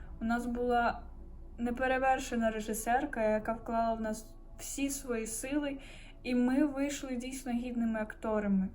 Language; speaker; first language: Ukrainian; native; Ukrainian